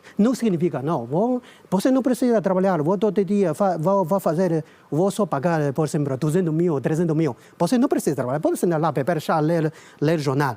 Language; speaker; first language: Portuguese; non-native, learner; Chinese